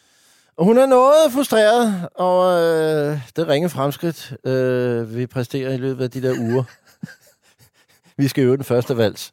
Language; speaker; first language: Danish; native; Danish